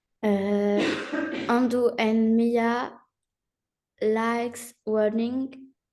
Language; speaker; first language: English; non-native, learner; French